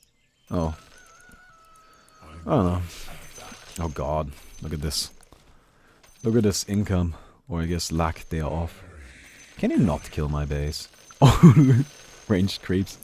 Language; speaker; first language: English; non-native, fluent; German